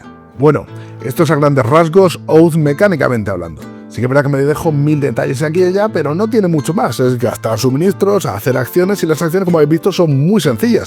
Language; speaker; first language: Spanish; native; Spanish